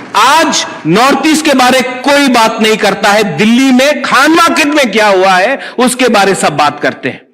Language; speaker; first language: Hindi; non-native, local second language; Kok Borok